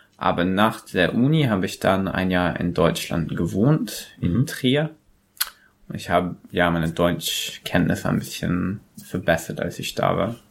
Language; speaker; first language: German; non-native, fluent; English